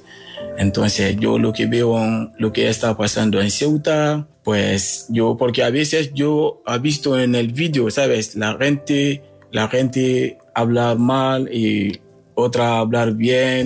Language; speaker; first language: Spanish; non-native, learner; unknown